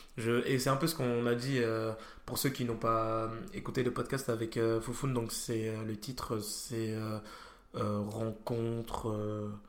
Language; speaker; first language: French; native; French